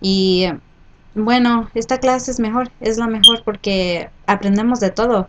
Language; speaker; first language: Spanish; early bilingual, heritage; Spanish